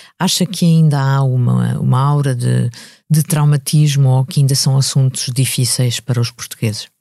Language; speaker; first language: Portuguese; native; Portuguese